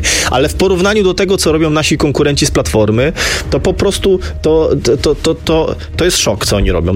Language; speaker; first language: Polish; native; Polish